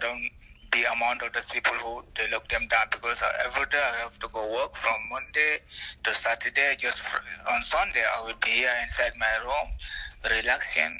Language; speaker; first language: English; non-native, local second language; Fula